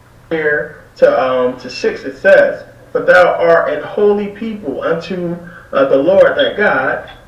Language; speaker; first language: English; native; English